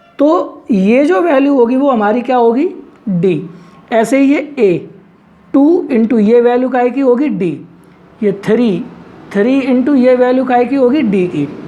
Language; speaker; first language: Hindi; native; Hindi